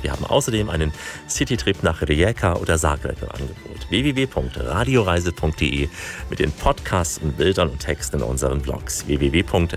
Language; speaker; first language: German; native; German